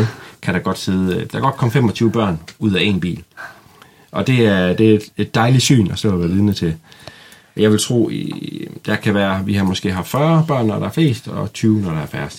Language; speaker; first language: Danish; native; Danish